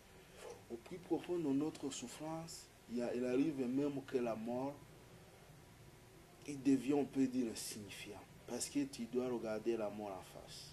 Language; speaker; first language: French; non-native, fluent; Kinyarwanda